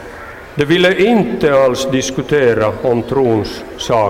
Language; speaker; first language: Swedish; non-native, local second language; Finnish